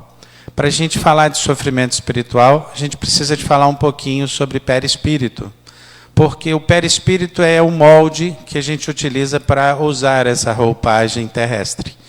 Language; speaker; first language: Portuguese; native; Portuguese